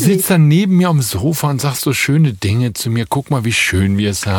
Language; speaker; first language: German; native; German